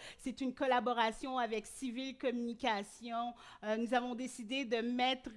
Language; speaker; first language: French; native; French